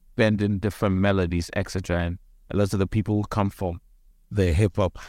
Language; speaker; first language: English; non-native, local second language; Akan